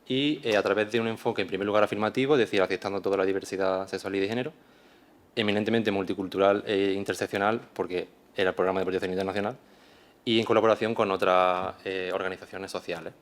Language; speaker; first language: Spanish; native; Spanish